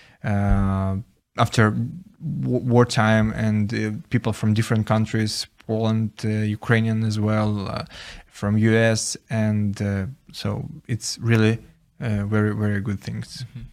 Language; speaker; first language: English; non-native, fluent; Ukrainian